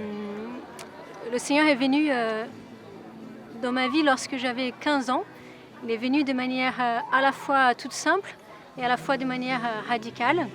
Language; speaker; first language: French; non-native, fluent; Portuguese